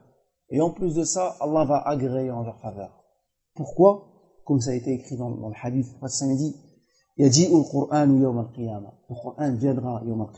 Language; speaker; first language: French; native; French